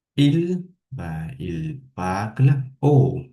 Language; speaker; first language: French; non-native, fluent; Khmer